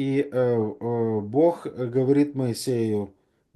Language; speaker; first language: Russian; native; Russian